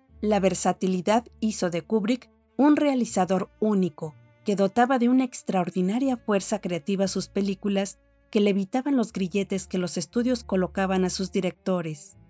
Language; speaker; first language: Spanish; native; Spanish